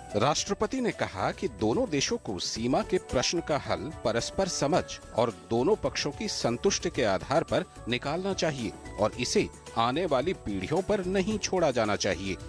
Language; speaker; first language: Hindi; native; Hindi